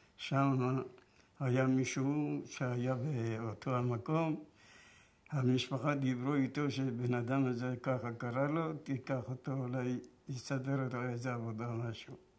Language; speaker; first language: Hebrew; non-native, fluent; Persian